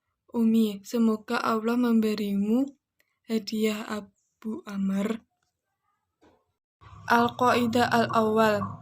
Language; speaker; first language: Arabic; non-native, learner; Indonesian